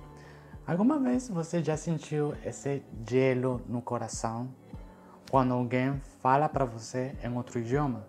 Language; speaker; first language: Portuguese; non-native, fluent; Spanish